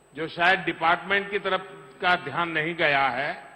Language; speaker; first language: Hindi; non-native, local second language; Gujarati